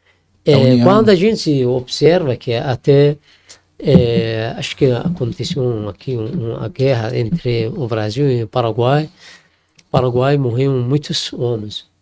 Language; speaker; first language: Portuguese; non-native, learner; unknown